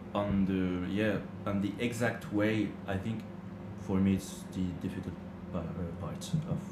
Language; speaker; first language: English; non-native, learner; French